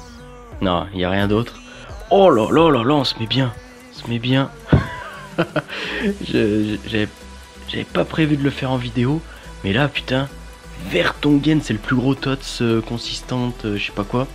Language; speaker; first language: French; native; French